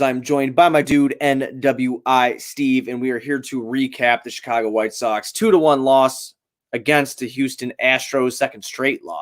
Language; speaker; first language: English; native; English